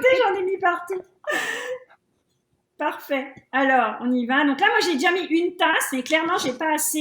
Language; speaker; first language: French; native; French